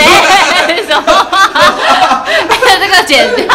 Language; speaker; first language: Chinese; native; Chinese